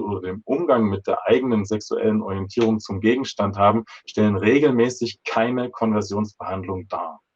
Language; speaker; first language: German; native; German